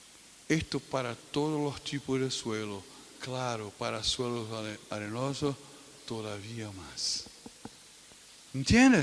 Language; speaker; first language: Spanish; non-native, fluent; Portuguese